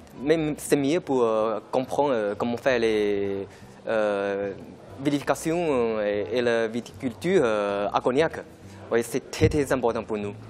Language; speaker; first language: French; non-native, learner; Chinese